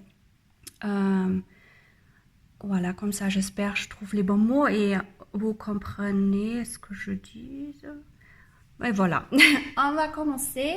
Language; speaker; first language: French; non-native, learner; German